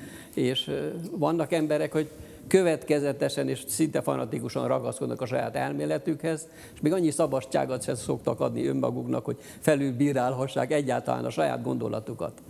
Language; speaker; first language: Hungarian; native; Hungarian